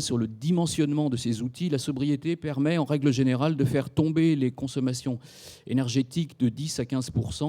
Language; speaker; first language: French; native; French